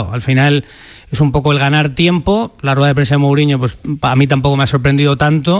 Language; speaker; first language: Spanish; native; Spanish